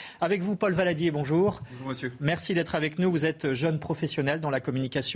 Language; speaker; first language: French; native; French